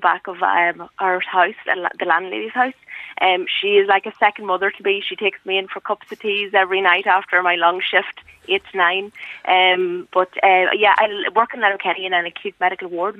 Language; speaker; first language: English; native; English